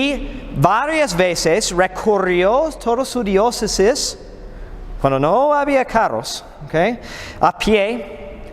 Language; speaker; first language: Spanish; non-native, fluent; English